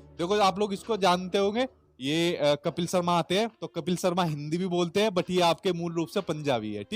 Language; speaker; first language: Hindi; native; Hindi